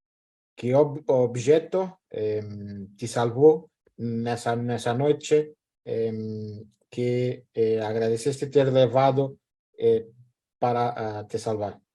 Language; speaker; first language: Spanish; non-native, fluent; Portuguese